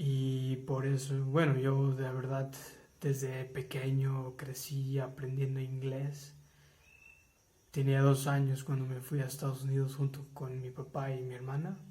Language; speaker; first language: Spanish; early bilingual, heritage; English